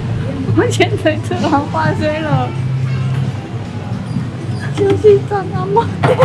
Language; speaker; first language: Chinese; non-native, learner; Korean